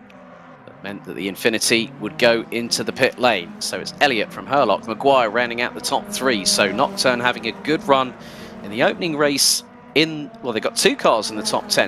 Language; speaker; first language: English; native; English